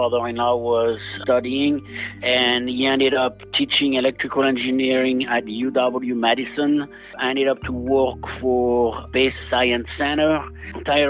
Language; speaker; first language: English; non-native, fluent; French